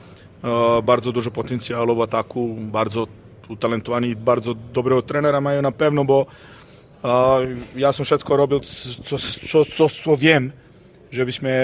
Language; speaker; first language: Polish; non-native, learner; Serbian